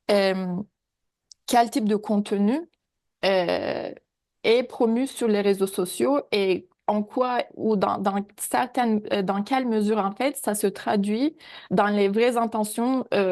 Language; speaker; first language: French; native; French